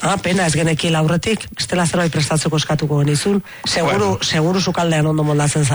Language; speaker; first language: Basque; native; Basque